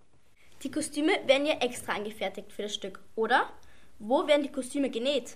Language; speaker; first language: German; native; German